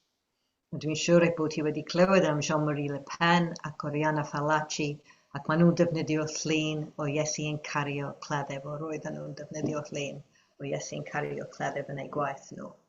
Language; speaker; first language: Welsh; non-native, fluent; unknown